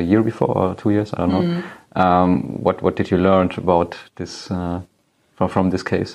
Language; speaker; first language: English; non-native, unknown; German